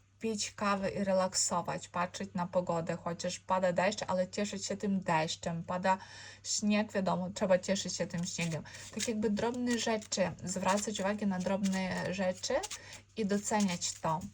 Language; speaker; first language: Polish; non-native, learner; Ukrainian